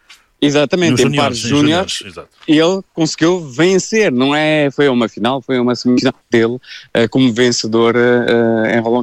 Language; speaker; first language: Portuguese; native; Portuguese